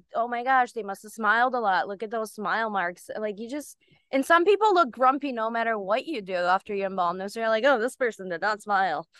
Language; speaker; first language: English; early bilingual, other home language; Bulgarian